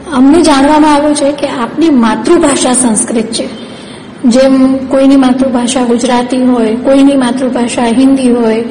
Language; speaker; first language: Gujarati; native; Gujarati